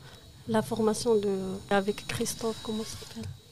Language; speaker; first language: French; non-native, fluent; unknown